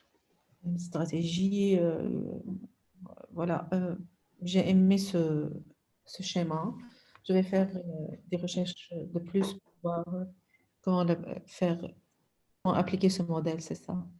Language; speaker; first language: French; non-native, local second language; Arabic